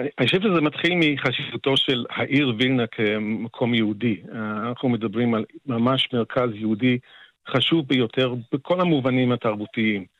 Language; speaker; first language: Hebrew; non-native, fluent; English